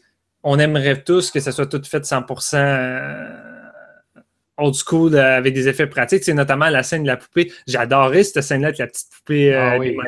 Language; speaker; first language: French; native; French